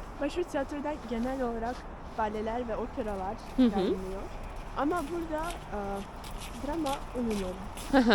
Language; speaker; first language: Turkish; non-native, learner; Russian